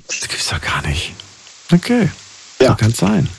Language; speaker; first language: German; native; German